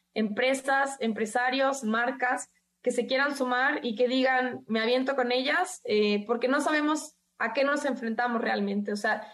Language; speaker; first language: Spanish; native; Spanish